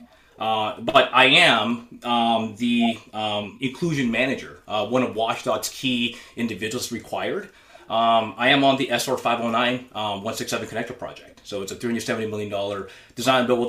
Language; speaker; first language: English; native; English